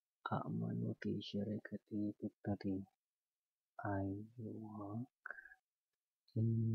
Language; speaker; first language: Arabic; non-native, learner; Indonesian